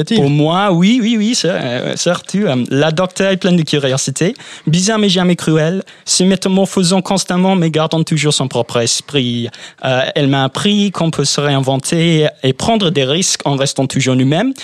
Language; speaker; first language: French; non-native, fluent; English